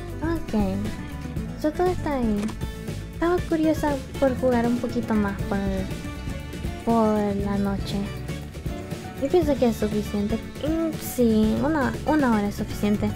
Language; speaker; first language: Spanish; early bilingual, heritage; English